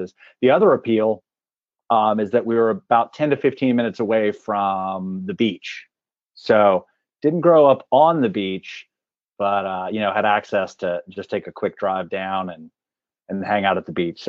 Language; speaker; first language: English; native; English